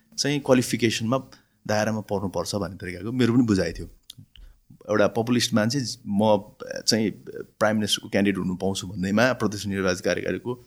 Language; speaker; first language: Nepali; native; Nepali